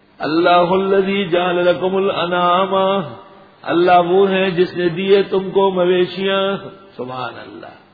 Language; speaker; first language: Urdu; non-native, local second language; Pashto